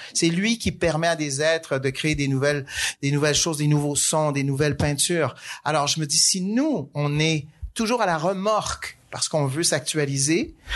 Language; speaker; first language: French; native; French